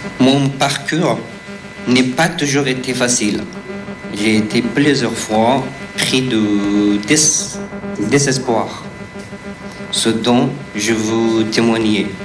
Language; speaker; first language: French; non-native, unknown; Persian